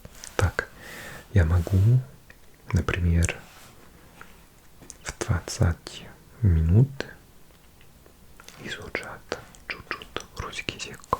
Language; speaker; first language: Russian; non-native, learner; English